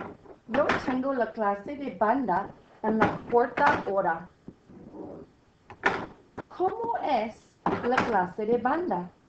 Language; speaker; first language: Spanish; non-native, fluent; English